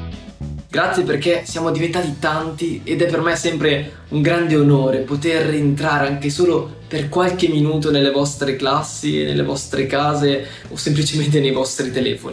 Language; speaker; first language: Italian; native; Italian